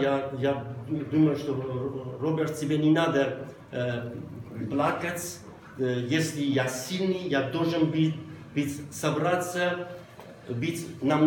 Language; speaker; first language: Russian; non-native, local second language; Armenian